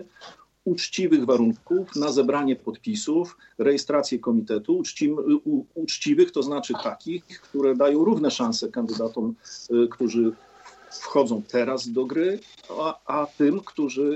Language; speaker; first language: Polish; native; Polish